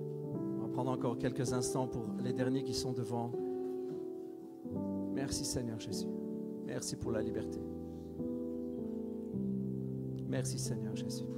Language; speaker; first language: French; native; French